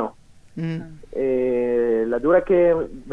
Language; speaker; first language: Spanish; non-native, fluent; French